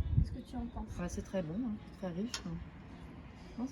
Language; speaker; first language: French; native; French